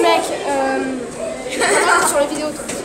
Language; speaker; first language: French; native; French